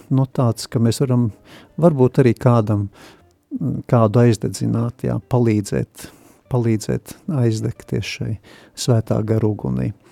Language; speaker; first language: Latvian; native; Latvian